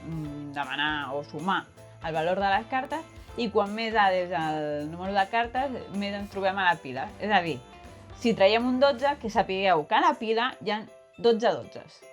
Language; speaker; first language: Catalan; native; Catalan